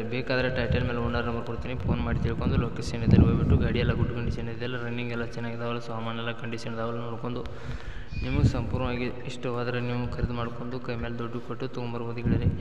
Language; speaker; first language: Kannada; native; Kannada